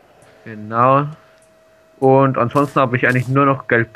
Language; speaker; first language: German; native; German